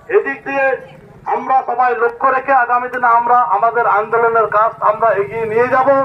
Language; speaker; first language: Bangla; non-native, local second language; Santali